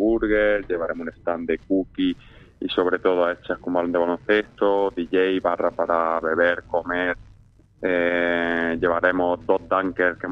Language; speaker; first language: Spanish; native; Spanish